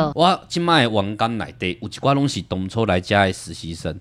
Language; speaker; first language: Min Nan Chinese; non-native, local second language; Chinese